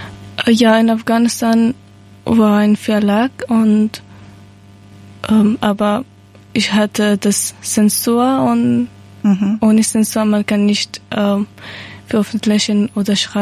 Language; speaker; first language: German; non-native, learner; Persian